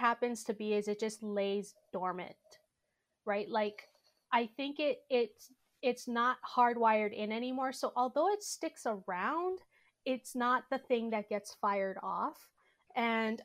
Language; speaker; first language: English; native; English